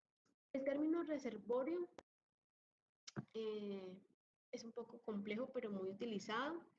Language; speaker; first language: Spanish; native; Spanish